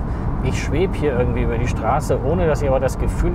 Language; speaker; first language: German; native; German